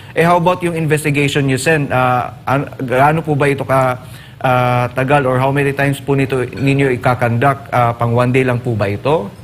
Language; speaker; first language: Filipino; non-native, local second language; Cebuano